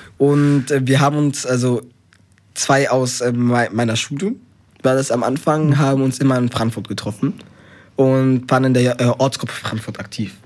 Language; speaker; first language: German; early bilingual, other home language; Spanish